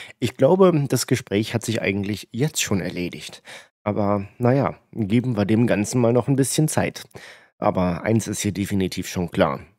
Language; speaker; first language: German; native; German